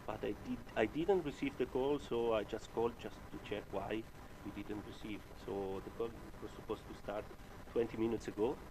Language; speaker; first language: English; non-native, fluent; Italian